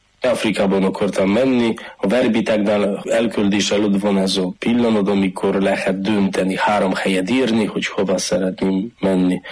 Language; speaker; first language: Hungarian; non-native, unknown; Polish